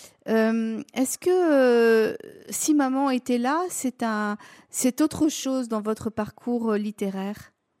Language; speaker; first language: French; native; French